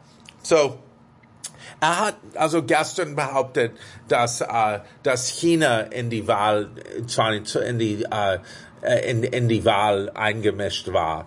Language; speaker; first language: German; non-native, fluent; English